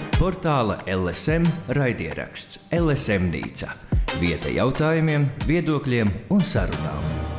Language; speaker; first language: Latvian; non-native, local second language; Russian